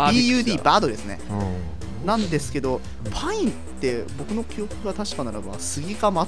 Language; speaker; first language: Japanese; native; Japanese